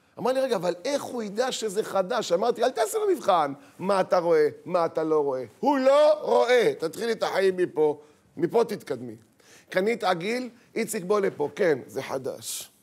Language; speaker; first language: Hebrew; native; Hebrew